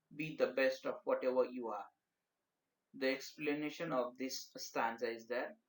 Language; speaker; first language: English; non-native, local second language; Marathi